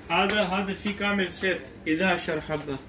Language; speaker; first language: Arabic; non-native, learner; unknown